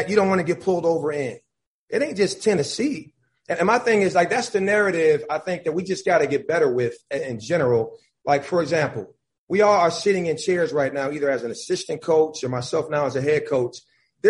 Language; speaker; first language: English; native; English